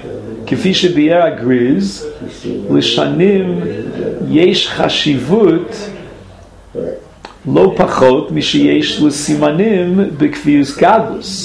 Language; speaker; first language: Hebrew; non-native, fluent; English